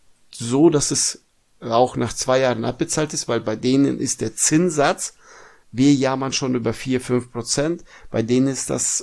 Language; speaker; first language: German; non-native, fluent; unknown